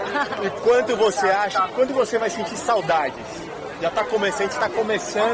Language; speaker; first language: Portuguese; native; Portuguese